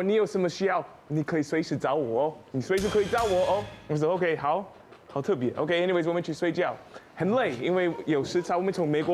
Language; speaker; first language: Chinese; non-native, fluent; English